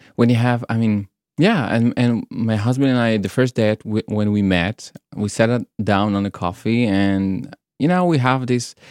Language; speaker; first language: English; non-native, fluent; Hebrew